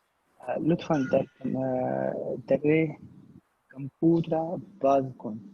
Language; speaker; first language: Persian; non-native, learner; Urdu